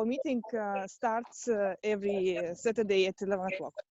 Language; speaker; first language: English; non-native, learner; Russian